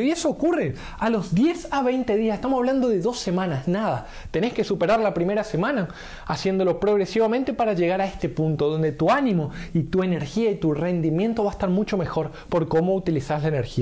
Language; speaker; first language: Spanish; native; Spanish